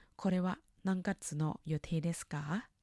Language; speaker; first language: Japanese; non-native, fluent; Thai